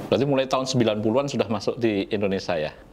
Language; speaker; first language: Indonesian; native; Indonesian